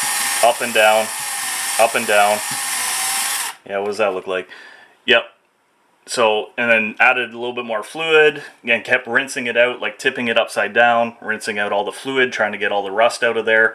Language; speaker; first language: English; native; English